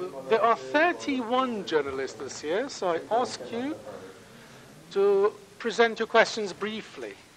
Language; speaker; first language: English; non-native, fluent; Persian